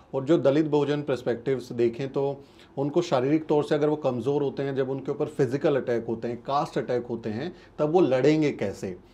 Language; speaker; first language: Hindi; native; Hindi